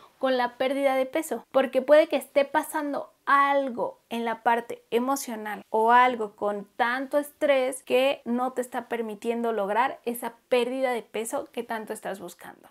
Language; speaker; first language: Spanish; native; Spanish